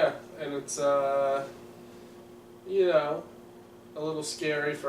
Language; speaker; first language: English; native; English